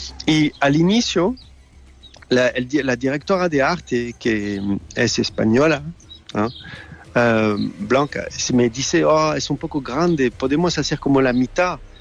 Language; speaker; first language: Spanish; non-native, learner; French